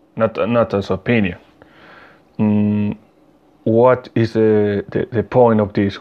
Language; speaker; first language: English; non-native, learner; Spanish